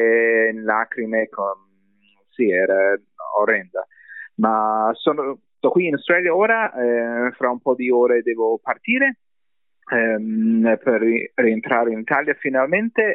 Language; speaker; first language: Italian; non-native, fluent; English